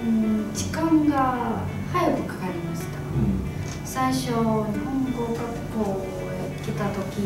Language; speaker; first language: Japanese; non-native, learner; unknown